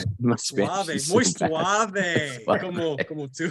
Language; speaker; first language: Spanish; non-native, fluent; English